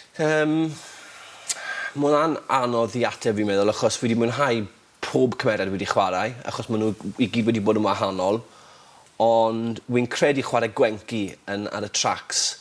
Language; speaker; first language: Welsh; native; Welsh